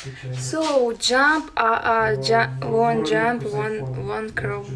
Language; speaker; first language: English; non-native, learner; Russian